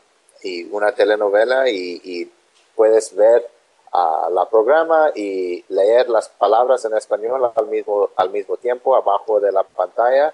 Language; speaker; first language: Spanish; non-native, learner; English